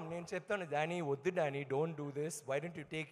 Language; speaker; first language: Telugu; non-native, fluent; Tamil